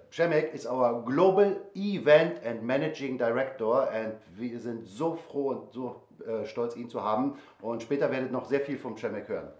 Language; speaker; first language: German; native; German